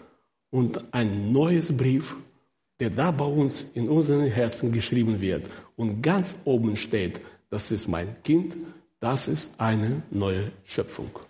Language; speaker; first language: German; non-native, fluent; Russian